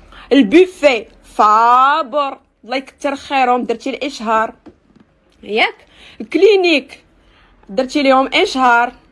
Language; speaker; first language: Arabic; native; Arabic